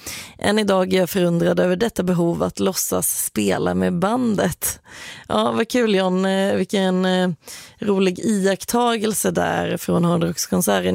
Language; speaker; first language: Swedish; native; Swedish